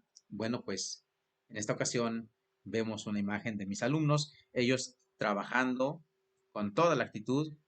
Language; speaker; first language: Spanish; native; Spanish